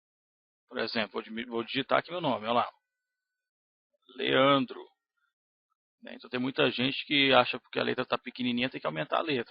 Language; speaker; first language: Portuguese; native; Portuguese